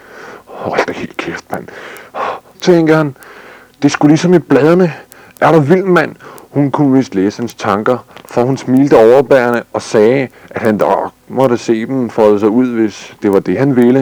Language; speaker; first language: Danish; native; Danish